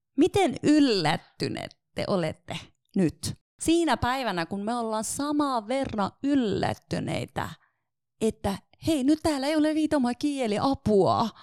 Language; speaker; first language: Finnish; non-native, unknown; Persian